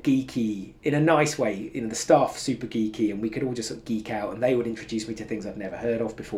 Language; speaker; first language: English; native; English